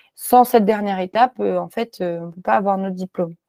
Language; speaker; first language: French; native; French